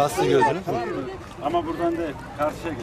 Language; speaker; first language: Turkish; native; Turkish